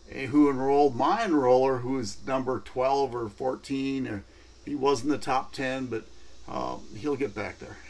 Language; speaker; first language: English; native; English